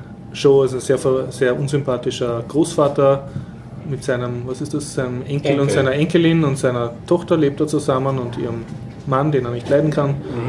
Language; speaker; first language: German; native; German